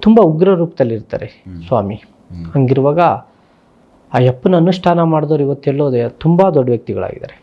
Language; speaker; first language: Kannada; native; Kannada